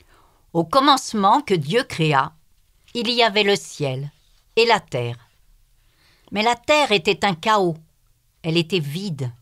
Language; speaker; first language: French; native; French